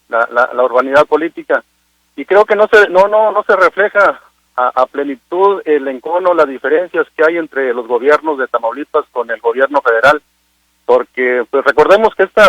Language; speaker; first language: Spanish; native; Spanish